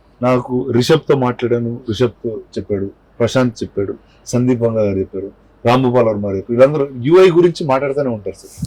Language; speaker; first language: Telugu; native; Telugu